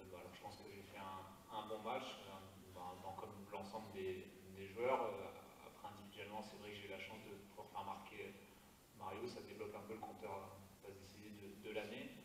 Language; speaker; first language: French; native; French